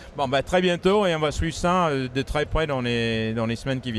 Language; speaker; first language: French; native; French